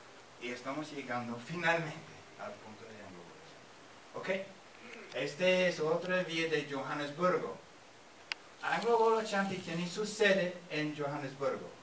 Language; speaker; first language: Spanish; non-native, fluent; English